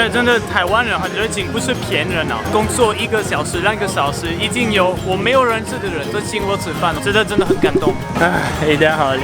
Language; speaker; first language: Chinese; non-native, fluent; French